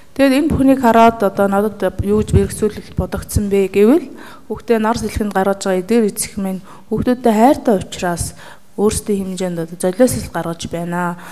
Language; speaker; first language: Mongolian; native; Mongolian